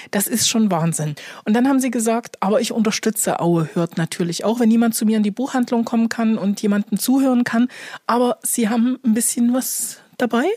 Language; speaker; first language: German; native; German